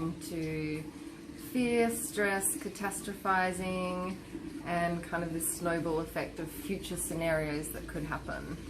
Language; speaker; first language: English; native; English